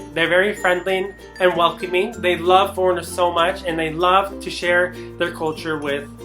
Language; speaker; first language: English; native; English